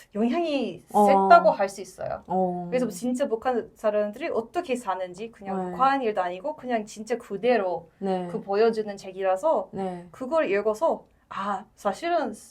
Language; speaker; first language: Korean; non-native, fluent; English